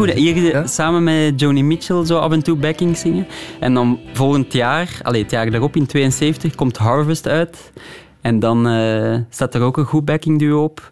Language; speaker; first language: Dutch; native; Dutch